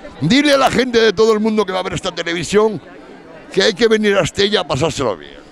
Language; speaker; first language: Spanish; native; Spanish